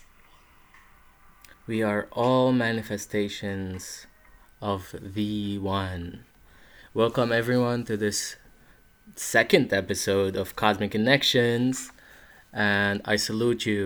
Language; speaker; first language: English; non-native, fluent; Arabic